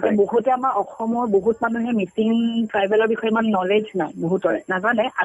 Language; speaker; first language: Assamese; non-native, local second language; Mising